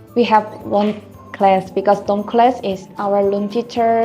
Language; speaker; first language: English; non-native, learner; Korean